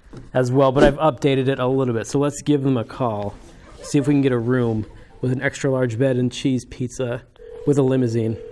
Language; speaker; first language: English; native; English